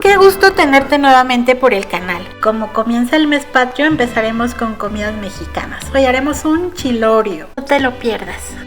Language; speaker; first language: Spanish; native; Spanish